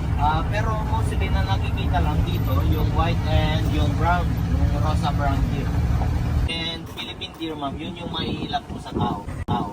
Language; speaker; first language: Filipino; non-native, local second language; Iloko